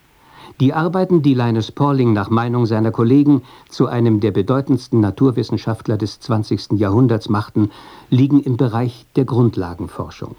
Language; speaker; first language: German; native; German